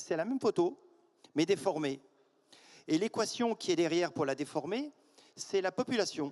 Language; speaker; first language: French; native; French